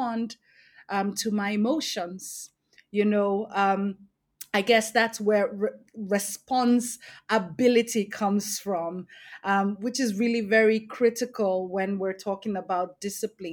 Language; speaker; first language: English; non-native, local second language; Esan